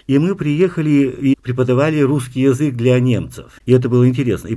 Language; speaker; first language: Russian; non-native, local second language; Yakut